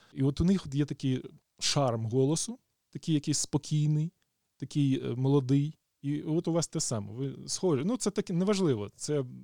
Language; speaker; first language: Ukrainian; native; Ukrainian